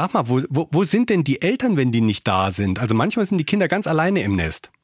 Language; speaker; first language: German; native; German